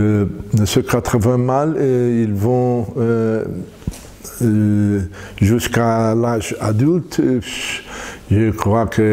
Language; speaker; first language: French; non-native, fluent; Portuguese